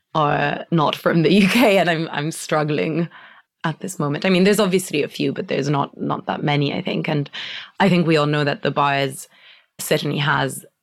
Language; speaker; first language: English; non-native, fluent; Italian